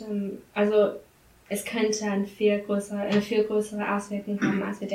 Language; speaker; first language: German; non-native, learner; English